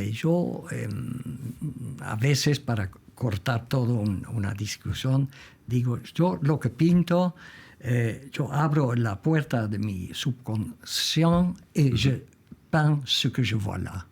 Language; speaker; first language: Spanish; non-native, fluent; Dutch